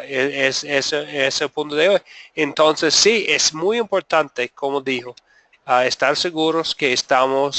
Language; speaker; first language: Spanish; non-native, fluent; English